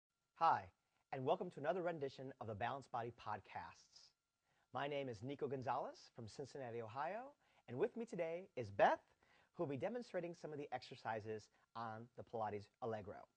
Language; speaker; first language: English; native; English